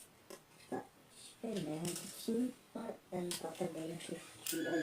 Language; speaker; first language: French; native; French